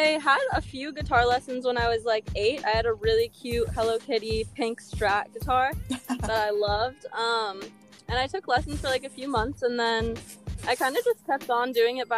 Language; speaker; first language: English; native; English